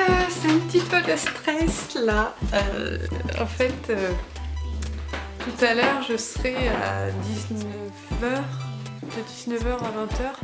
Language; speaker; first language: French; native; French